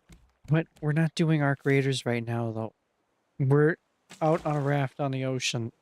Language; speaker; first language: English; native; English